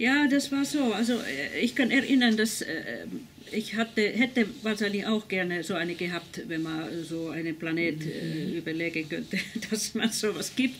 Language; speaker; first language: German; non-native, fluent; Finnish